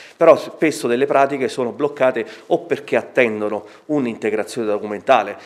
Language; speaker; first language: Italian; native; Italian